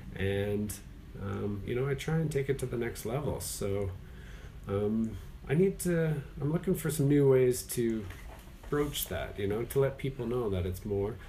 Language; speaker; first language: English; native; English